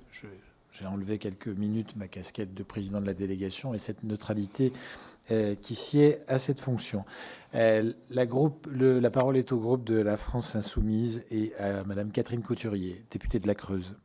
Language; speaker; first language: French; native; French